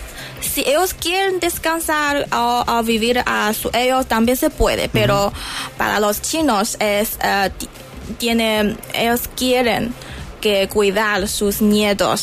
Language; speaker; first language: Spanish; non-native, learner; Chinese